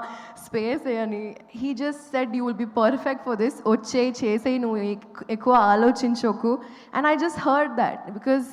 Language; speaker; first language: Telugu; non-native, local second language; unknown